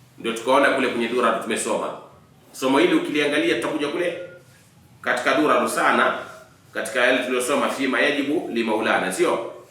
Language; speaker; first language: Swahili; native; Swahili